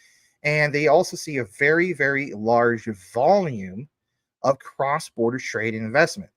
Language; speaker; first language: English; native; English